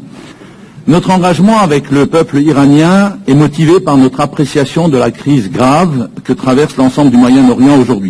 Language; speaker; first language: French; native; French